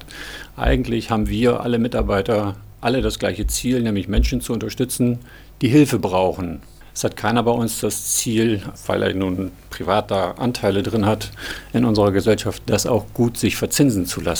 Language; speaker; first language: German; native; German